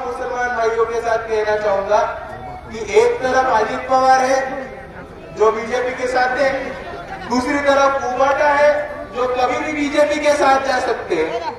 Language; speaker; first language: Hindi; non-native, local second language; Marathi